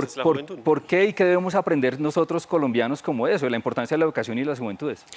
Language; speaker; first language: Spanish; native; Spanish